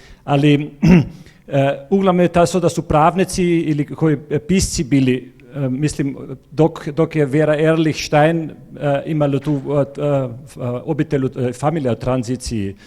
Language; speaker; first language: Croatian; non-native, fluent; German